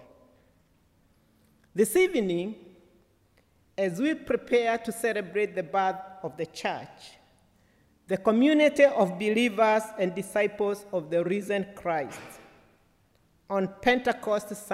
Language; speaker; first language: English; non-native, local second language; Kikuyu